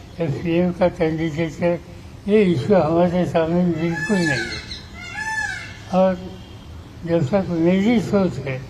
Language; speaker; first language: Hindi; non-native, local second language; Marathi